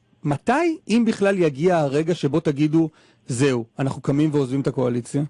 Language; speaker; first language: Hebrew; native; Hebrew